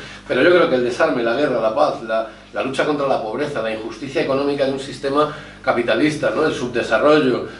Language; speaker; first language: Spanish; native; Spanish